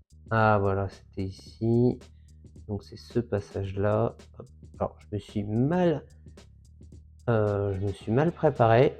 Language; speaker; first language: French; native; French